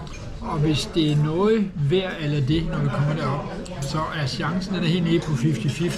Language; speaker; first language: Danish; native; Danish